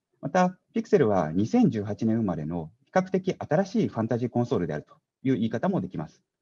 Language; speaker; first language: Japanese; native; Japanese